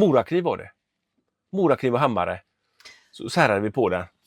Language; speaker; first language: Swedish; native; Swedish